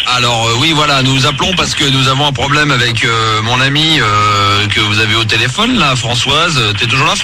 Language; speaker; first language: French; native; French